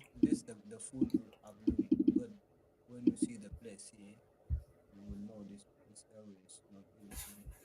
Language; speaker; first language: English; non-native, fluent; Arabic